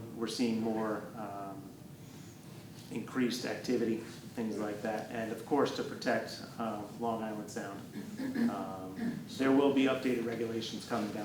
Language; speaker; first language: English; native; English